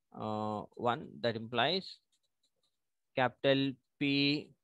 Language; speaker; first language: English; non-native, local second language; Telugu